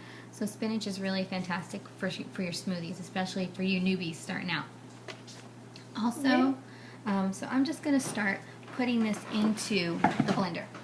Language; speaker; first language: English; native; English